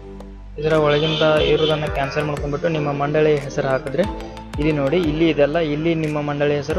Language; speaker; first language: Kannada; native; Kannada